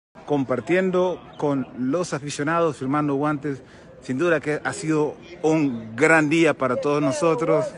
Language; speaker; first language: Spanish; native; Spanish